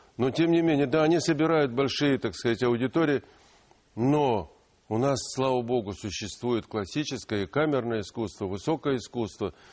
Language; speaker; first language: Russian; non-native, local second language; Ukrainian